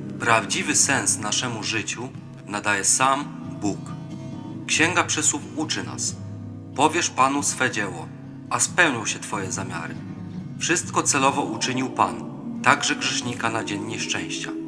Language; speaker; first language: Polish; native; Polish